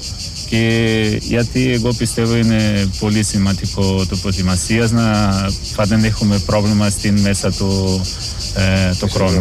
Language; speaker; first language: Greek; non-native, learner; Portuguese